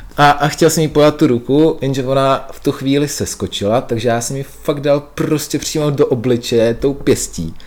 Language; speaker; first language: Czech; early bilingual, other home language; Russian